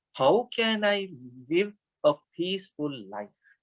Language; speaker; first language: English; non-native, local second language; Kannada